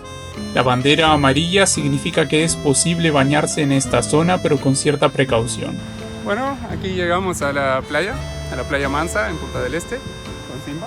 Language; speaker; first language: Spanish; native; Spanish